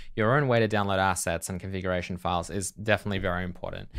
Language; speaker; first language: English; native; English